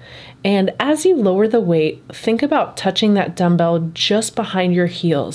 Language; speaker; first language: English; native; English